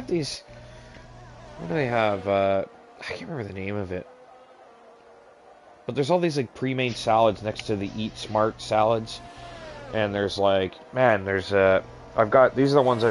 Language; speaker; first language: English; native; English